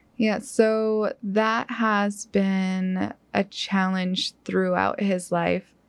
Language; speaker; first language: English; native; English